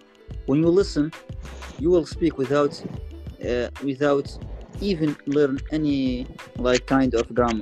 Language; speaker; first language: English; non-native, fluent; Arabic